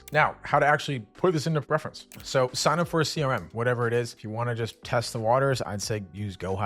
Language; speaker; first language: English; native; English